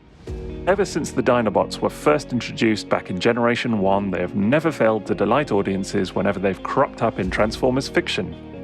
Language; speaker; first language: English; native; English